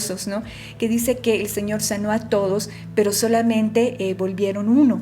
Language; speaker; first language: Spanish; native; Spanish